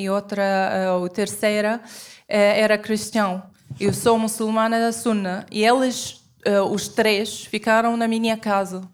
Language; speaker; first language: Portuguese; non-native, fluent; Arabic